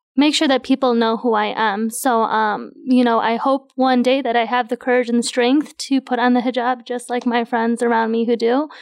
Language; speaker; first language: English; native; English